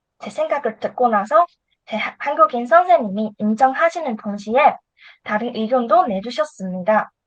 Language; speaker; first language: Korean; non-native, fluent; Chinese